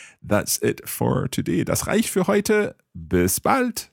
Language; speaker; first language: German; non-native, learner; English